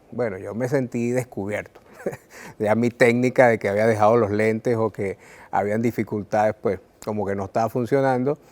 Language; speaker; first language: Spanish; native; Spanish